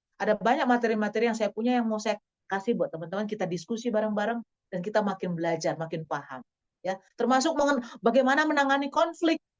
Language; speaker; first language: Indonesian; native; Indonesian